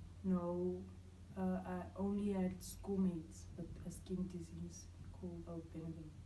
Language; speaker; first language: English; non-native, local second language; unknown